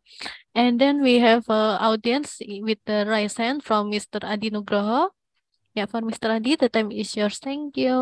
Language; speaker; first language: English; non-native, fluent; Indonesian